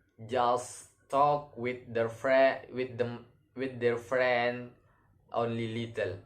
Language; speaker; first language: English; non-native, learner; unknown